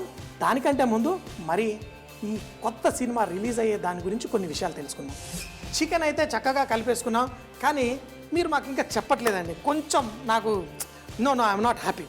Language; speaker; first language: Telugu; native; Telugu